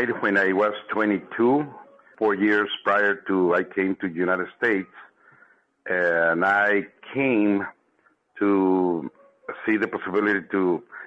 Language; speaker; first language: English; non-native, fluent; Spanish